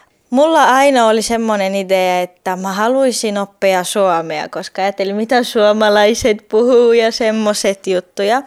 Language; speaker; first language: Finnish; non-native, fluent; Turkish